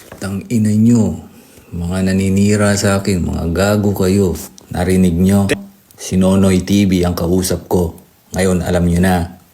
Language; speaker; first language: Filipino; native; Filipino